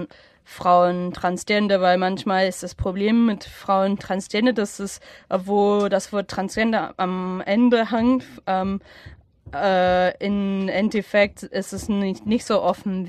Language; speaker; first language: German; non-native, fluent; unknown